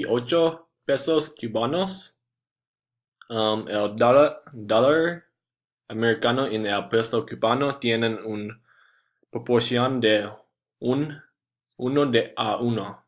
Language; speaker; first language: Spanish; non-native, learner; English